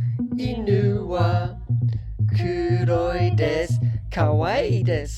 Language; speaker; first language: Japanese; non-native, learner; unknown